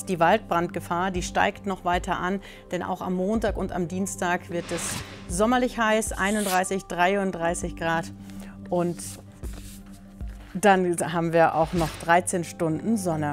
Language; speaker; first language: German; native; German